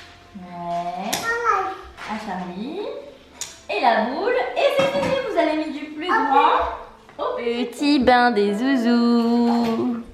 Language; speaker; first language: French; native; French